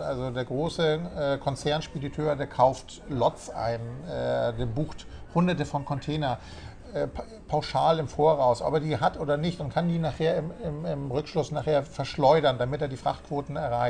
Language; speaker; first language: German; native; German